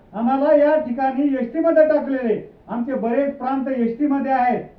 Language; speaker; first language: Marathi; non-native, local second language; Lambadi